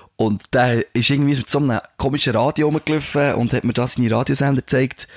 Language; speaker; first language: German; native; German